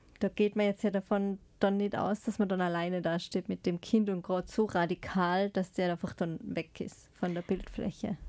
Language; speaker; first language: German; native; German